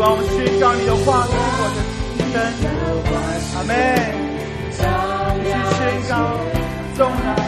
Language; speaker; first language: Chinese; native; Chinese